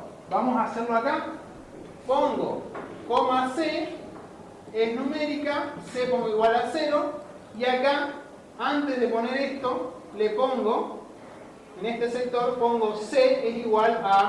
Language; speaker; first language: Spanish; native; Spanish